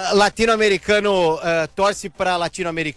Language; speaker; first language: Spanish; non-native, learner; Portuguese